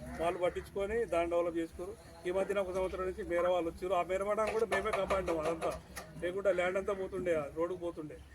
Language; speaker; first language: Telugu; native; Telugu